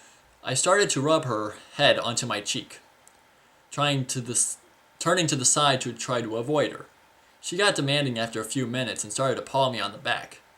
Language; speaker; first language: English; native; English